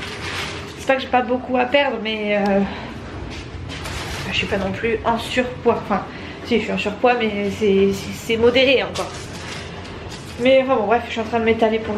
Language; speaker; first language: French; native; French